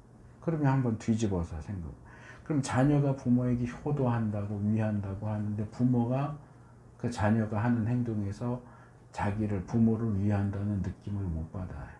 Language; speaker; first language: Korean; native; Korean